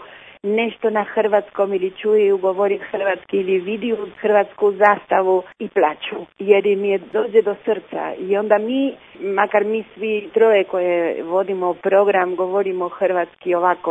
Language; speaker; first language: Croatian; early bilingual, heritage; Croatian